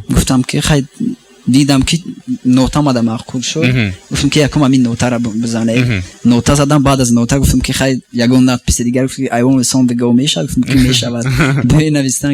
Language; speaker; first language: Persian; non-native, local second language; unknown